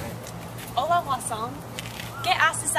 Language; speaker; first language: Spanish; non-native, learner; English